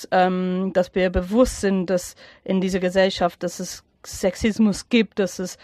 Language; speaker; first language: German; non-native, fluent; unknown